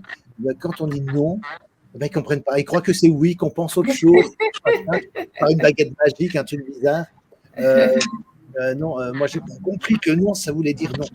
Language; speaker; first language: French; native; French